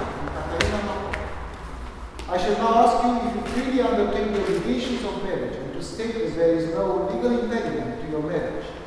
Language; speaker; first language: English; non-native, fluent; Romanian